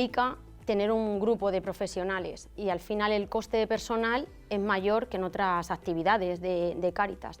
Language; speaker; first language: Spanish; native; Spanish